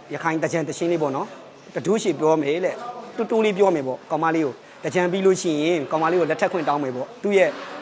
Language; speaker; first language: Burmese; non-native, local second language; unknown